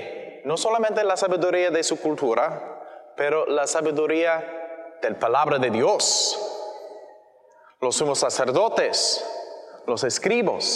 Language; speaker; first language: Spanish; non-native, learner; English